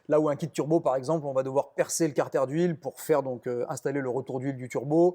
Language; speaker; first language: French; native; French